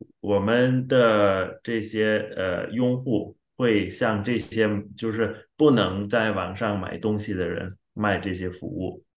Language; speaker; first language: Chinese; non-native, fluent; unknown